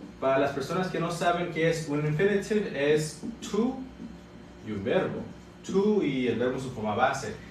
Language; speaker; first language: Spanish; early bilingual, heritage; Spanish